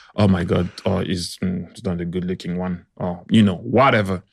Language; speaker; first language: English; early bilingual, other home language; French